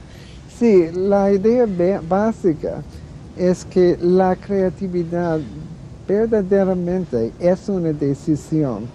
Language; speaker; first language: Spanish; non-native, fluent; English